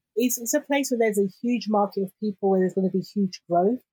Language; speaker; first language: English; native; English